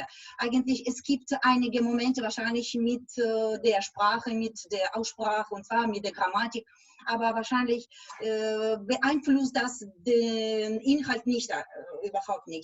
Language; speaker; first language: German; non-native, fluent; Russian